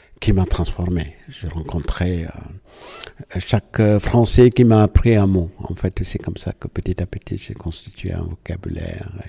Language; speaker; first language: French; non-native, fluent; Malayalam